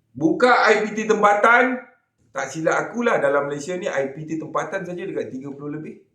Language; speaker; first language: Malay; native; Malay